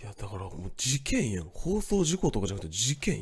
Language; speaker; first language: Japanese; native; Japanese